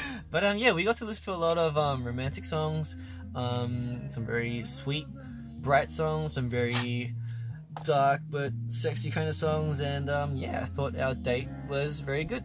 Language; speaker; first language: English; early bilingual, other home language; Korean